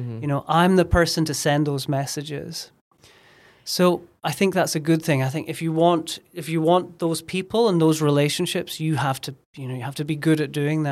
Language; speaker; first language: English; native; English